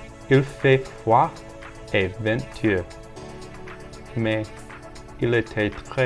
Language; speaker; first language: French; non-native, learner; English